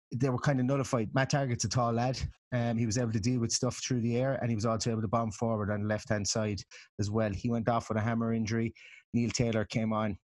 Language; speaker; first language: English; native; English